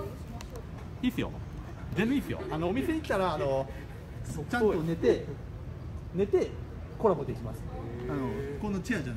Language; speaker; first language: Japanese; native; Japanese